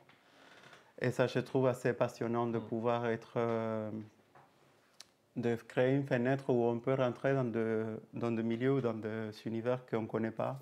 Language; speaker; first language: French; native; French